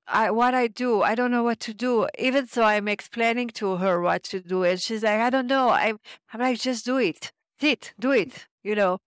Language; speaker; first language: English; non-native, fluent; French